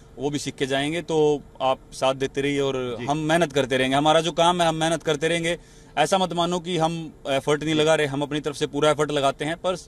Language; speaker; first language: Hindi; native; Hindi